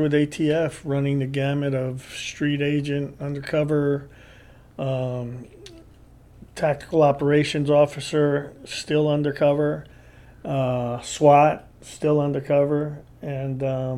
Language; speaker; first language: English; native; English